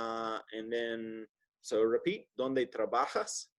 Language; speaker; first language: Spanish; non-native, fluent; English